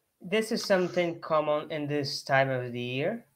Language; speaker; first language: English; non-native, learner; Portuguese